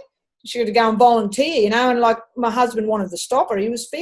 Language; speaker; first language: English; native; English